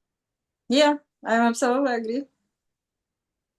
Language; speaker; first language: English; non-native, learner; Russian